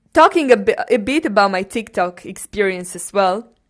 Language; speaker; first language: English; non-native, fluent; Romanian